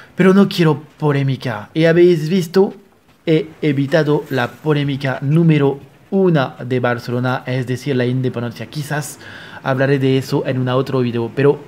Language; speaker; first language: Spanish; non-native, fluent; French